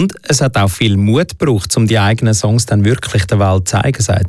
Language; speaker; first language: German; native; German